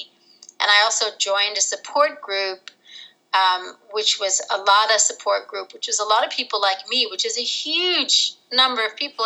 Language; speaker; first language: English; native; English